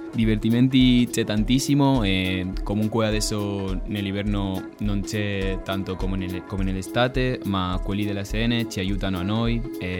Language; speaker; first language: Italian; non-native, fluent; Spanish